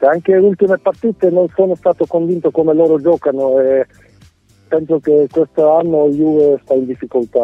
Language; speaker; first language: Italian; non-native, fluent; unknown